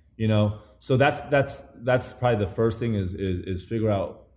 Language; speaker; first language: English; early bilingual, other home language; Chinese